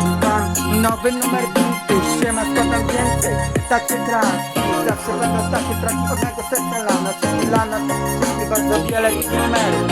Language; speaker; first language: Polish; native; Polish